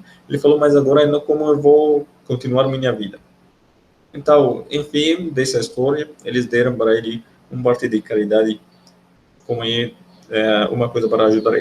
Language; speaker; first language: Portuguese; non-native, fluent; Arabic